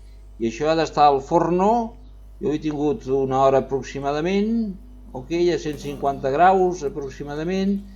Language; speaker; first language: Catalan; non-native, local second language; Spanish